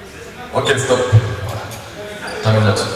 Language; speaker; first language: French; native; French